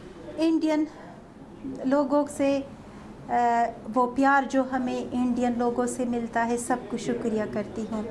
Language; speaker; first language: Hindi; non-native, fluent; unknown